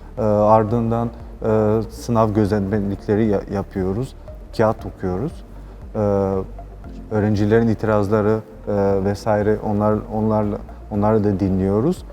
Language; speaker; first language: Turkish; non-native, fluent; Albanian